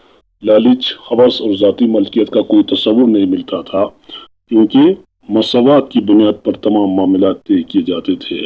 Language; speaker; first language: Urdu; non-native, local second language; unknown